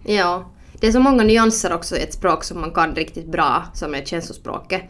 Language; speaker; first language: Swedish; native; Swedish